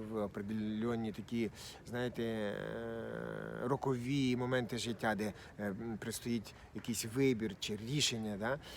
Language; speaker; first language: Ukrainian; non-native, local second language; Russian